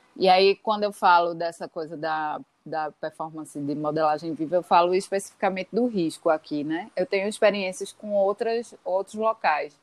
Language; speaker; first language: Portuguese; native; Portuguese